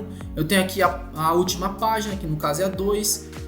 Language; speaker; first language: Portuguese; native; Portuguese